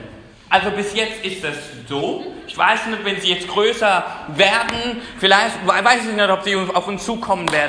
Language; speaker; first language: German; non-native, fluent; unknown